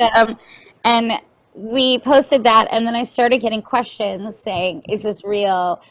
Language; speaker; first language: English; native; English